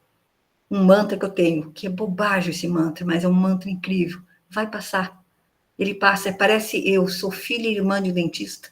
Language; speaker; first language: Portuguese; native; Portuguese